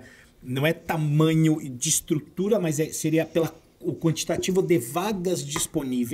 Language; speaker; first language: Portuguese; native; Portuguese